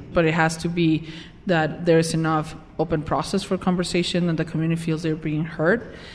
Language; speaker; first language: English; non-native, fluent; Spanish